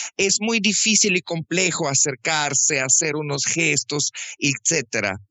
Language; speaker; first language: Spanish; non-native, fluent; Russian